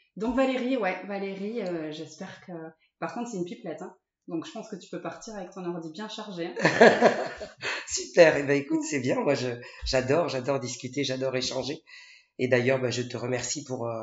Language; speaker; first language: French; native; French